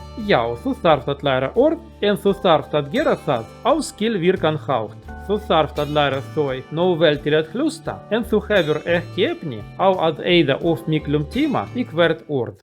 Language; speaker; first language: Icelandic; non-native, learner; Russian